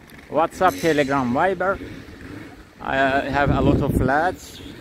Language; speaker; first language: English; non-native, learner; Russian